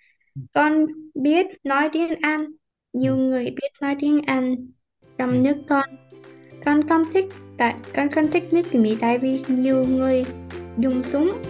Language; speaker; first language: Vietnamese; early bilingual, heritage; Vietnamese